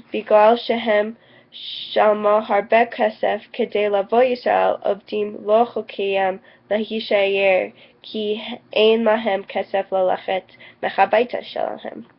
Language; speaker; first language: Hebrew; non-native, learner; English